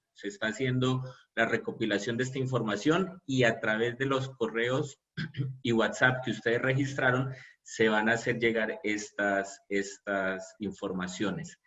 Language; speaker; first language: Spanish; native; Spanish